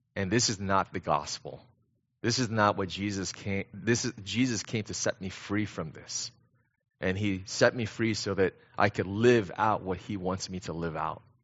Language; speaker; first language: English; early bilingual, other home language; Korean